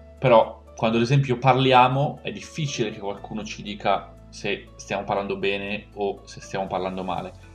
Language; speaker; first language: Italian; native; Italian